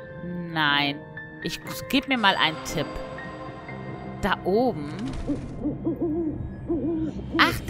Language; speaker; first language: German; native; German